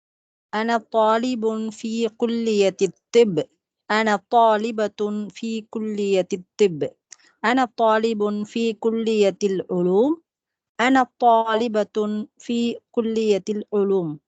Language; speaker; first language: Arabic; non-native, learner; Tamil